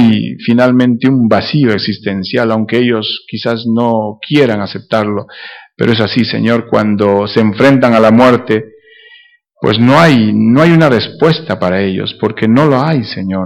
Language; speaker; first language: Spanish; native; Spanish